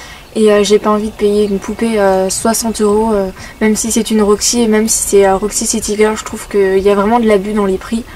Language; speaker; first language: French; native; French